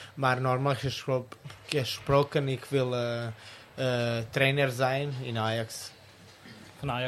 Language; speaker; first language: Dutch; non-native, learner; Serbian